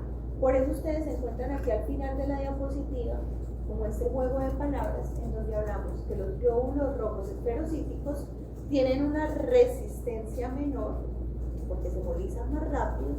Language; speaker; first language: Spanish; native; Spanish